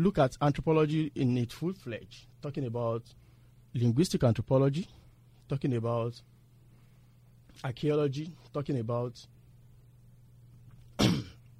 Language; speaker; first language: English; non-native, local second language; Yoruba